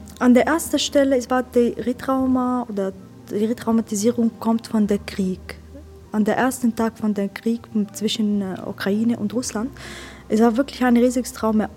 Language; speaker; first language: German; non-native, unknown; Arabic